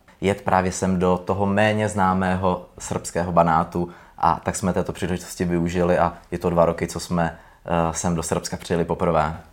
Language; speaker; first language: Czech; native; Czech